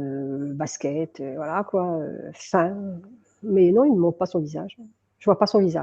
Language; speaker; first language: French; native; French